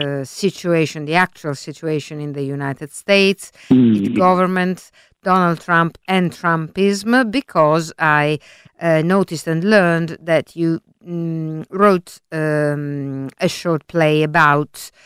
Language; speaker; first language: English; non-native, fluent; Italian